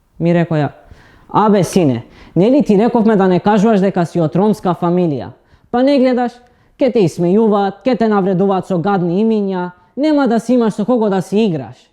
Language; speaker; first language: Macedonian; non-native, local second language; Romany